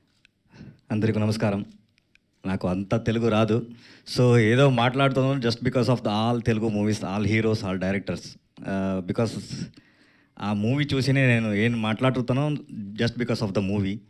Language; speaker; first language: Telugu; non-native, learner; Kannada